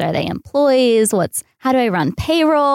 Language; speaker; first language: English; native; English